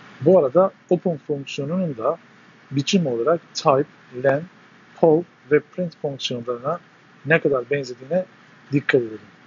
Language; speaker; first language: Turkish; native; Turkish